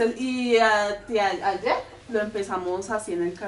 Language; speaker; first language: Spanish; native; Spanish